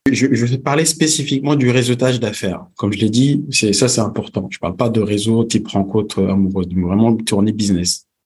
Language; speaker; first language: French; early bilingual, other home language; Fula